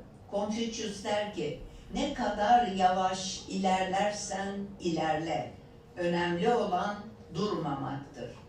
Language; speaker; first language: Turkish; native; Turkish